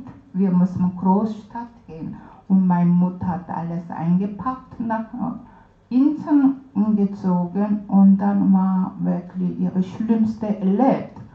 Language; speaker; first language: German; non-native, learner; Korean